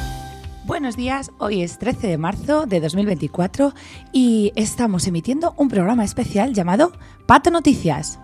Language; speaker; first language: Spanish; native; Spanish